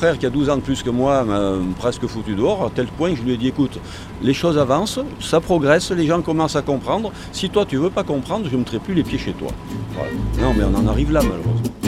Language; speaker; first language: French; native; French